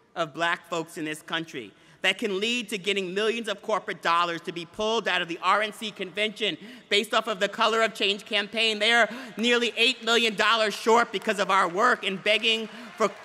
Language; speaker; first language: English; native; English